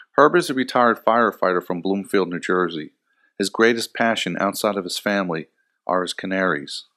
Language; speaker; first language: English; native; English